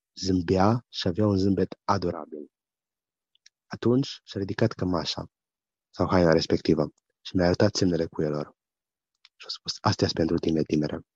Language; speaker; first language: Romanian; early bilingual, heritage; German